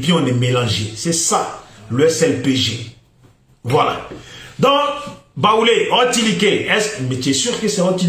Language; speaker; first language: French; native; French